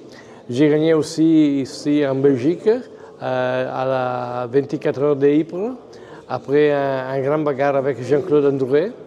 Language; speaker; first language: French; non-native, fluent; Italian